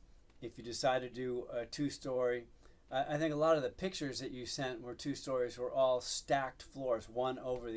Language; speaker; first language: English; native; English